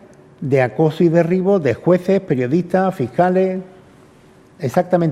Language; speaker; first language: Spanish; native; Spanish